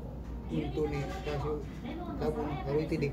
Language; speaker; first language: Japanese; non-native, learner; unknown